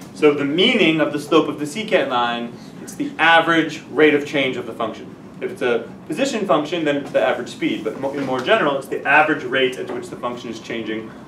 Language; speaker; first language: English; native; English